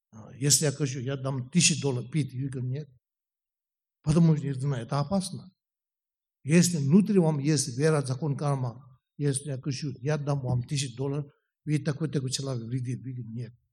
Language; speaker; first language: Russian; non-native, learner; Tibetan